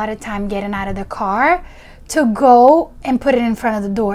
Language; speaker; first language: English; early bilingual, other home language; Portuguese